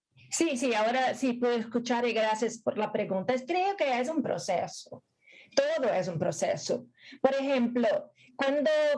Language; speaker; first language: Spanish; non-native, fluent; Portuguese